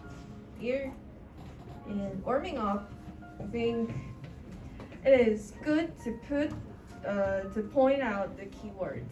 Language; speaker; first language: English; non-native, learner; Chinese